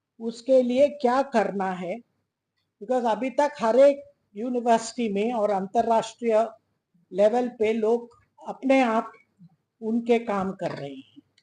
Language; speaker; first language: Hindi; non-native, local second language; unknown